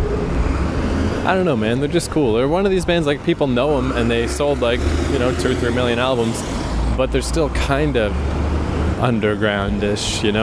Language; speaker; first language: English; native; English